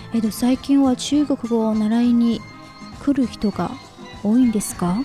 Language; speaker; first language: Japanese; non-native, fluent; Chinese